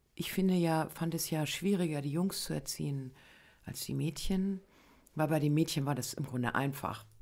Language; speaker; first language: German; native; German